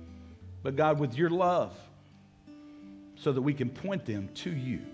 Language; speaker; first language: English; native; English